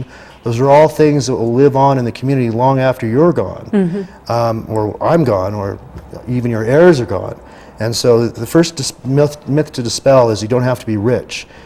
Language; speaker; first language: English; native; English